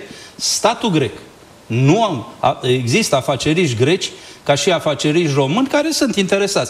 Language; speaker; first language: Romanian; native; Romanian